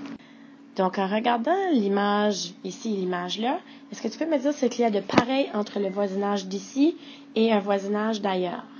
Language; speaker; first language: French; native; French